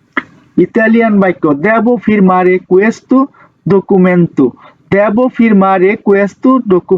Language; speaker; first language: Italian; non-native, learner; Bangla